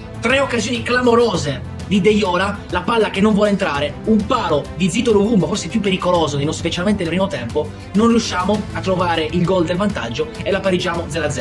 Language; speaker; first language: Italian; native; Italian